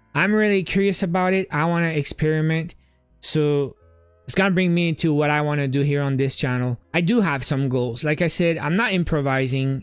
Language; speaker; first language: English; native; English